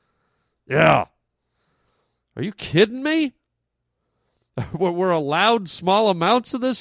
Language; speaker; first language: English; native; English